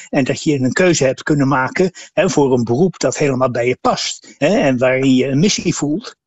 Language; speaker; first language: Dutch; native; Dutch